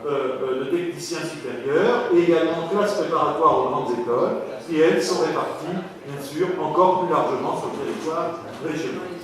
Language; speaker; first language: French; native; French